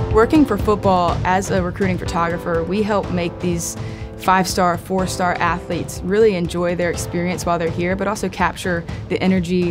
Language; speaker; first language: English; native; English